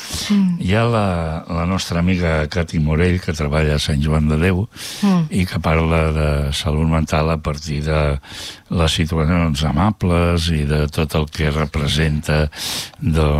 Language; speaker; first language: Catalan; native; Catalan